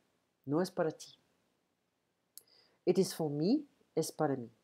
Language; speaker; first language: Spanish; non-native, learner; French